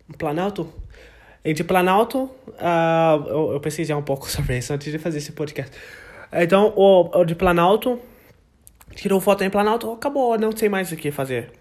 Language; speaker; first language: Portuguese; non-native, learner; English